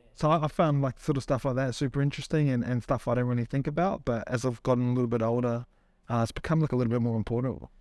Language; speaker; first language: English; native; English